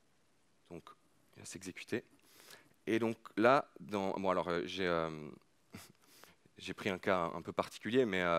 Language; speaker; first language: French; native; French